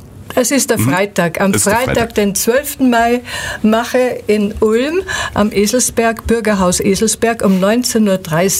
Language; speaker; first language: German; native; German